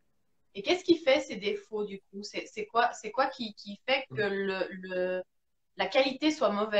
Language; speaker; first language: French; native; French